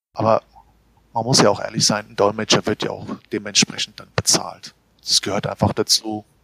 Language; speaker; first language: German; native; German